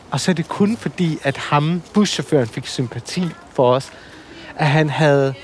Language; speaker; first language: Danish; early bilingual, other home language; Assyrian Neo-Aramaic